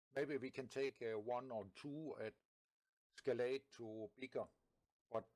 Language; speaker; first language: English; non-native, learner; Danish